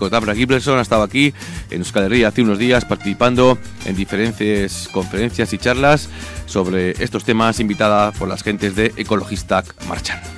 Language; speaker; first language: Spanish; native; Spanish